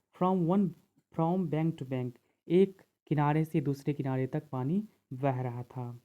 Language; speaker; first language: Hindi; native; Hindi